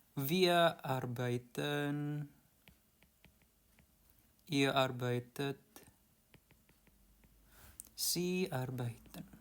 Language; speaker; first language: German; non-native, fluent; Indonesian